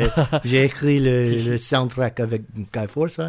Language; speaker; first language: French; non-native, learner; English